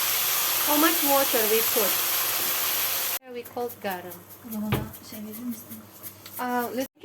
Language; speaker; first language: English; non-native, fluent; Indonesian